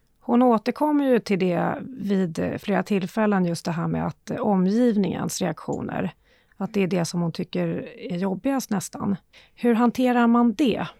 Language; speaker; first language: Swedish; native; Swedish